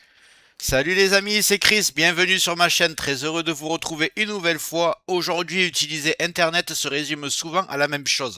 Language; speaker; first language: French; native; French